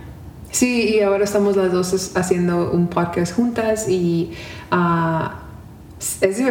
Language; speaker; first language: Spanish; early bilingual, other home language; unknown